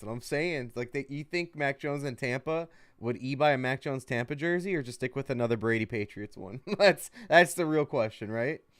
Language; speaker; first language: English; native; English